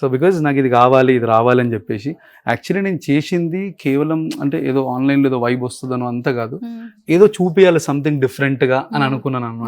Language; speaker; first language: Telugu; native; Telugu